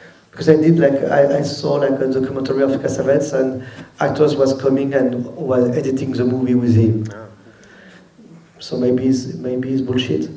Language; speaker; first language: English; non-native, learner; French